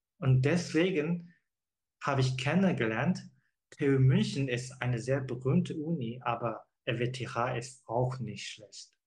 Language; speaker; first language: German; non-native, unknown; Chinese